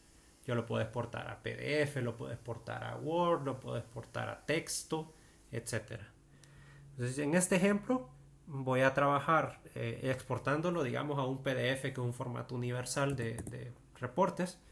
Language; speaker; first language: Spanish; native; Spanish